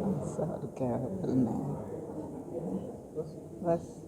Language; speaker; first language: Hindi; non-native, local second language; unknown